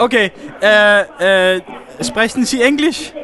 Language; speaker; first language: German; non-native, learner; Danish